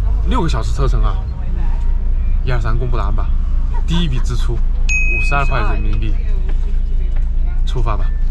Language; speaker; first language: Chinese; native; Chinese